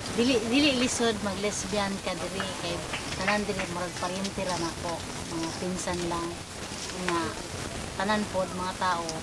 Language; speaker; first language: Cebuano; non-native, local second language; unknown